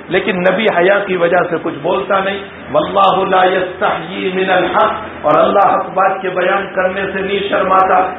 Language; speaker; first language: Urdu; non-native, local second language; Gujarati